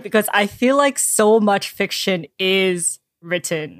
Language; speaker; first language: English; native; English